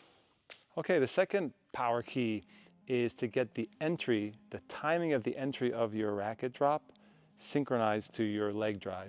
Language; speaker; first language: English; native; English